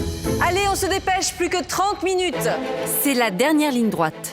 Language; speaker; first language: French; native; French